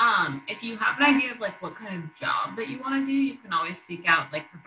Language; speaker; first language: English; native; English